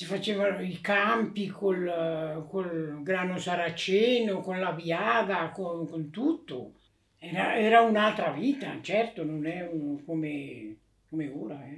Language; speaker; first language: Italian; non-native, local second language; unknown